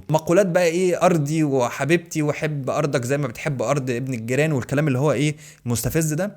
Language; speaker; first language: Arabic; native; Arabic